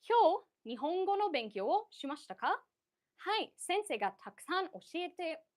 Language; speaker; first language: Japanese; non-native, learner; English